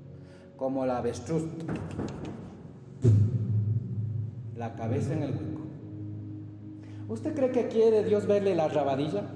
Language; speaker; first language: Spanish; native; Spanish